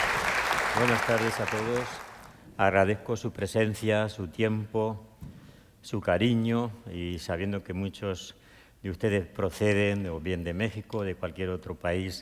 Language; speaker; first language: Spanish; native; Spanish